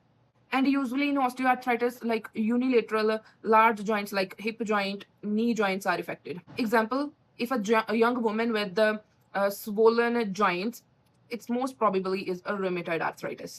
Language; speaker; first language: English; non-native, local second language; Punjabi